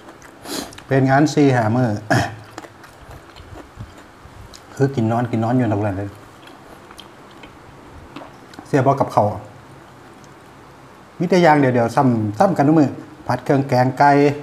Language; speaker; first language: Thai; non-native, local second language; Northeastern Thai